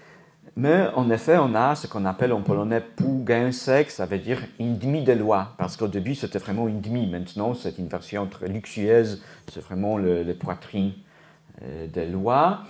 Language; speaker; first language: French; non-native, fluent; Polish